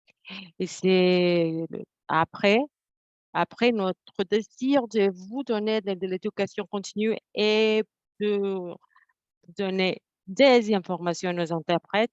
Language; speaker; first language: French; non-native, fluent; Spanish